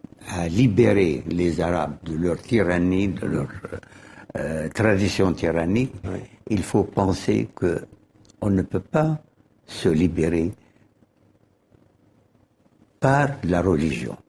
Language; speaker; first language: French; non-native, fluent; Arabic